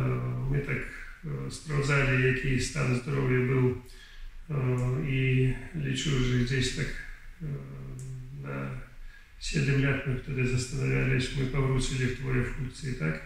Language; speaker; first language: Polish; non-native, learner; Russian